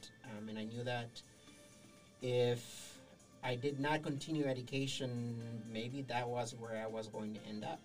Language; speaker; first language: English; non-native, fluent; Spanish